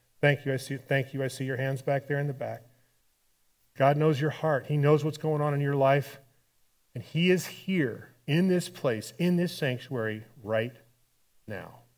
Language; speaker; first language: English; native; English